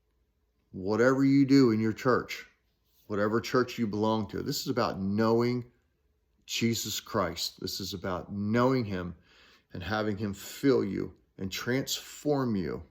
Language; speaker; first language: English; native; English